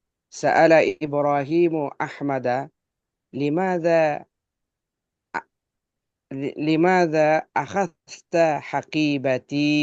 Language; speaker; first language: Arabic; non-native, learner; Bangla